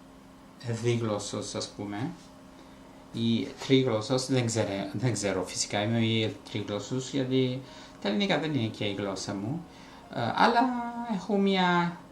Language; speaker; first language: Greek; non-native, fluent; Italian